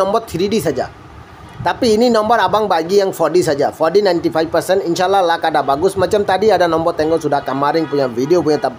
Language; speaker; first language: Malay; non-native, learner; Bangla